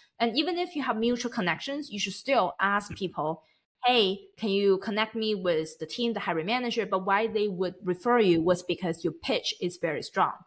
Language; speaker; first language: English; non-native, fluent; Chinese